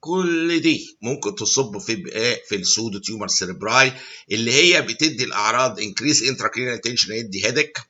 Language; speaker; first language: Arabic; native; Arabic